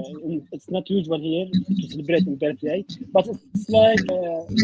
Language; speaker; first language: English; non-native, learner; Arabic